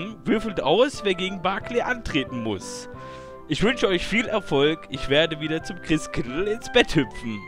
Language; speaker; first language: German; native; German